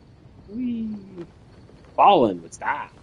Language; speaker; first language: English; native; English